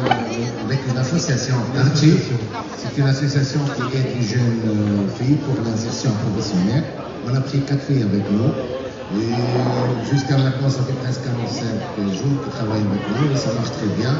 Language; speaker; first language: French; non-native, local second language; Arabic